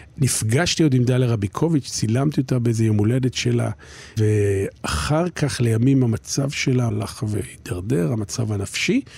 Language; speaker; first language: Hebrew; native; Hebrew